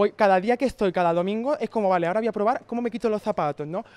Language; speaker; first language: Spanish; native; Spanish